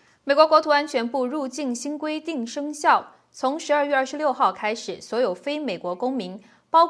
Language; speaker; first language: Chinese; native; Chinese